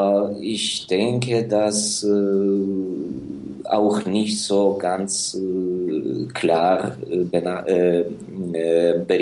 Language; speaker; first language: German; non-native, fluent; Ukrainian